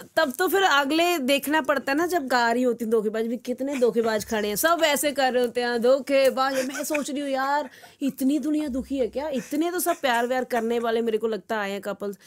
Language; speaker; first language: Hindi; non-native, local second language; Punjabi